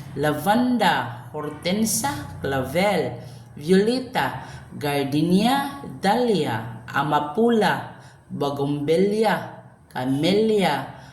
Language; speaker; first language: Spanish; non-native, learner; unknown